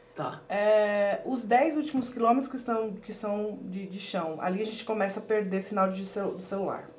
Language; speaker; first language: Portuguese; early bilingual, heritage; Spanish